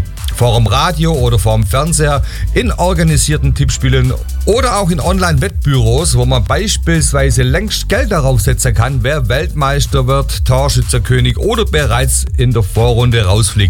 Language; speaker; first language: German; native; German